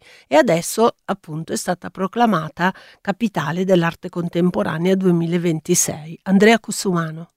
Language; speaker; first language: Italian; native; Italian